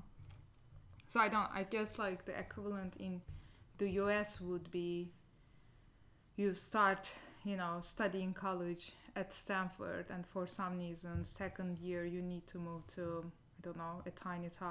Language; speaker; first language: English; non-native, fluent; Turkish